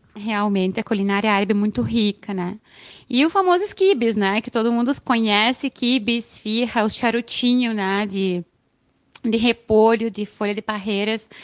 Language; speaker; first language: Portuguese; non-native, fluent; Arabic